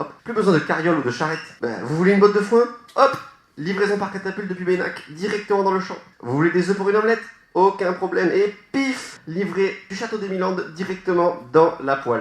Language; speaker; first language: French; native; French